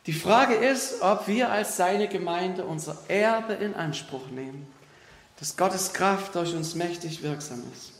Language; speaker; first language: German; native; German